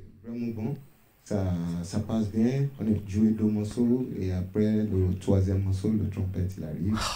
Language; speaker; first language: French; non-native, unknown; Yoruba